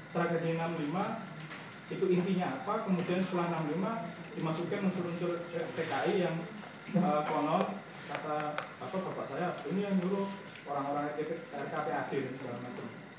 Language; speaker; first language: Indonesian; native; Indonesian